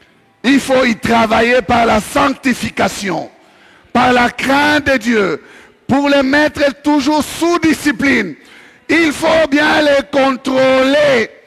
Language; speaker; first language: French; non-native, local second language; Swahili